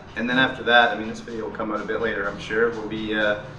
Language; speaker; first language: English; native; English